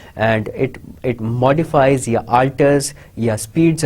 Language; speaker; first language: English; non-native, local second language; Urdu